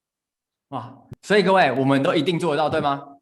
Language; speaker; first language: Chinese; native; Chinese